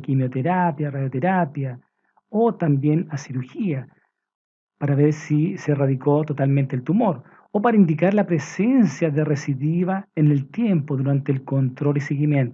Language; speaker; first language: Spanish; native; Spanish